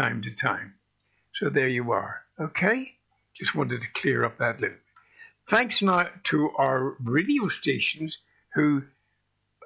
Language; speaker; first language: English; native; English